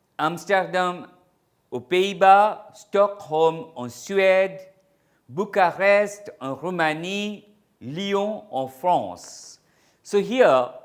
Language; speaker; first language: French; non-native, fluent; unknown